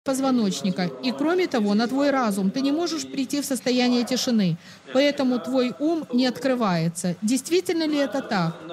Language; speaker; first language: Russian; native; Russian